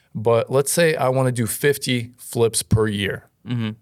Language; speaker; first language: English; non-native, fluent; Ukrainian